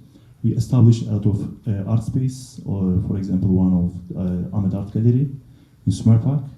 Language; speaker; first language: English; non-native, learner; Kurdish